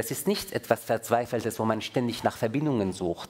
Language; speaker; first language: German; non-native, fluent; Persian